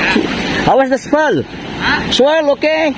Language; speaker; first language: English; non-native, learner; Indonesian